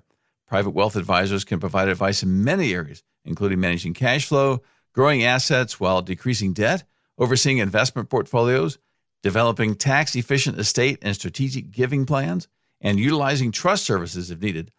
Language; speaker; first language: English; native; English